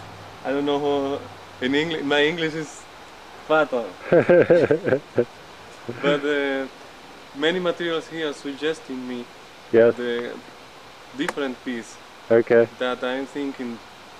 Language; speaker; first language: English; non-native, learner; Spanish